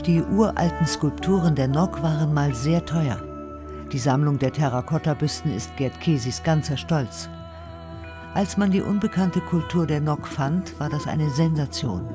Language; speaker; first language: German; native; German